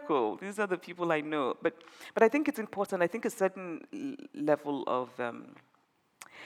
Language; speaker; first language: English; non-native, local second language; Igbo